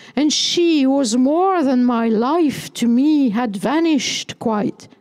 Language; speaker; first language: English; non-native, fluent; French